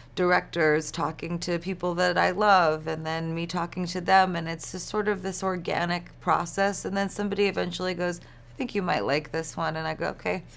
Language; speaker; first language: English; native; English